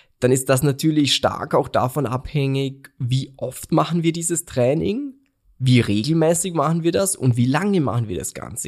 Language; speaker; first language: German; native; German